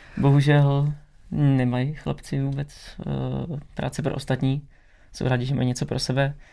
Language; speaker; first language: Czech; native; Czech